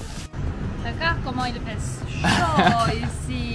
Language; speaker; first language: French; non-native, fluent; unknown